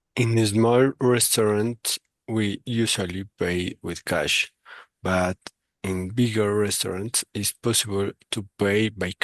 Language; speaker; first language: English; non-native, learner; Spanish